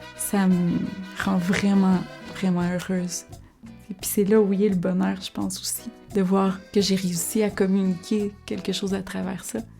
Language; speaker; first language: French; early bilingual, other home language; Spanish